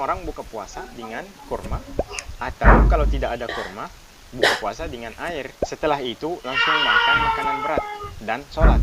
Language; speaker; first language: Indonesian; non-native, fluent; Arabic